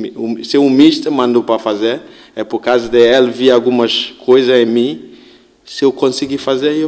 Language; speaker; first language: Portuguese; non-native, learner; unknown